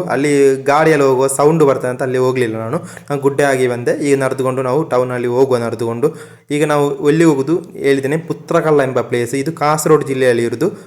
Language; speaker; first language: Kannada; non-native, local second language; Tulu